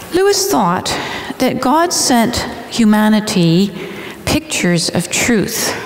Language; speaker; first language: English; native; English